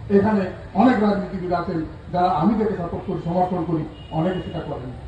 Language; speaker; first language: Bangla; non-native, local second language; Santali